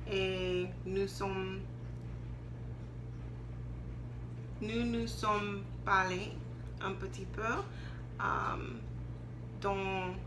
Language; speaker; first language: French; non-native, learner; English